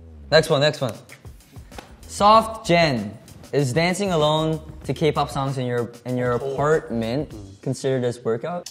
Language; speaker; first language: English; early bilingual, other home language; Korean